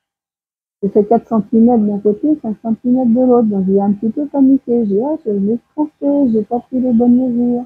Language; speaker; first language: French; native; French